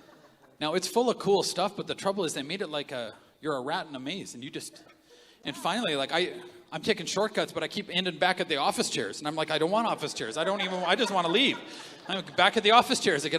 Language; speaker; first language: English; native; English